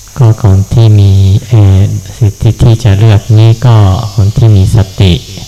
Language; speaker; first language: Thai; non-native, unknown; Japanese